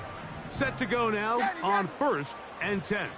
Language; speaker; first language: English; native; English